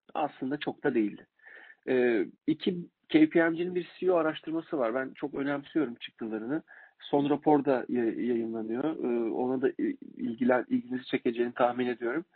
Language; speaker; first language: Turkish; native; Turkish